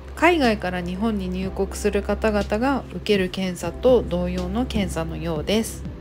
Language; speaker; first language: Japanese; native; Japanese